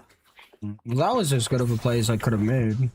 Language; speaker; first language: English; native; English